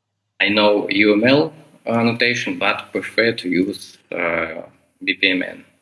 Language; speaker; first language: English; non-native, fluent; Russian